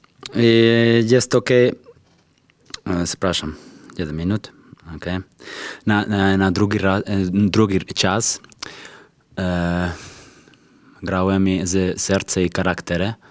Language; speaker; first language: Polish; non-native, learner; Spanish